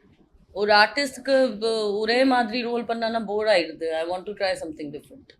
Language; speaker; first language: Tamil; non-native, fluent; Hindi